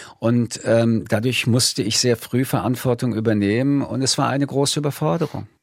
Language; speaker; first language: German; early bilingual, other home language; French